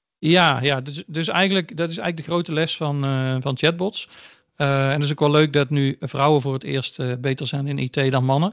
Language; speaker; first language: Dutch; native; Dutch